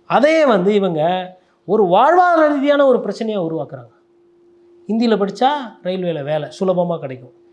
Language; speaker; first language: Tamil; native; Tamil